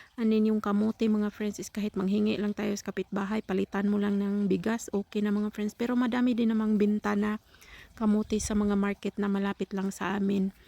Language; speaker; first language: Filipino; non-native, local second language; Cebuano